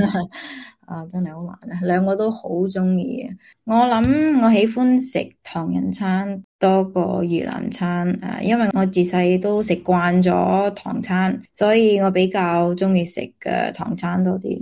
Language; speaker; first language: Cantonese; early bilingual, heritage; Cantonese